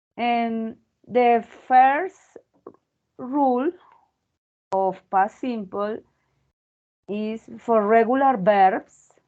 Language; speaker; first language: English; non-native, learner; Spanish